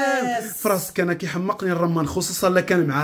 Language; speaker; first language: Arabic; native; Arabic